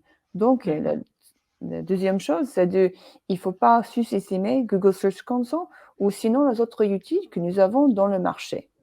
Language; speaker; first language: French; non-native, fluent; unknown